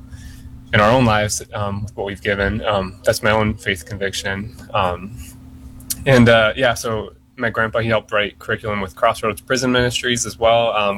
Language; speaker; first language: English; native; English